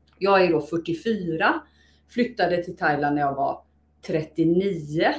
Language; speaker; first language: Swedish; native; Swedish